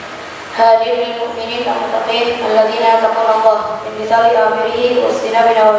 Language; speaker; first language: Arabic; non-native, learner; Indonesian